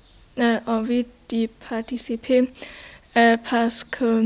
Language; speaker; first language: French; non-native, learner; German